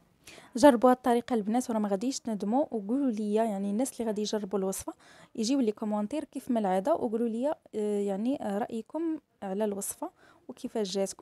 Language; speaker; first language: Arabic; native; Arabic